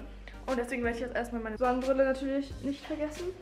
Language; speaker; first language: German; native; German